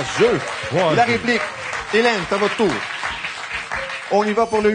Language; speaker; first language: French; native; French